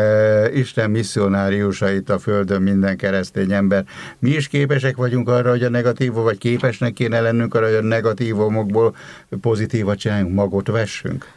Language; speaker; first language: Hungarian; native; Hungarian